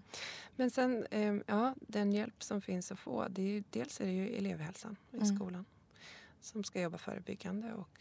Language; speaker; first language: Swedish; native; Swedish